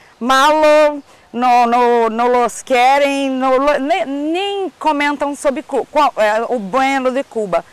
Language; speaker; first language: Portuguese; non-native, learner; Spanish